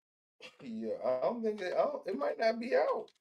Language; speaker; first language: English; native; English